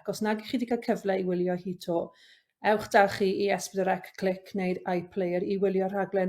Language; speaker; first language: Welsh; native; Welsh